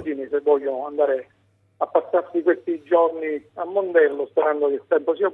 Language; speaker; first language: Italian; native; Italian